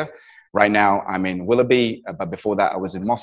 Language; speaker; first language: English; non-native, local second language; Nepali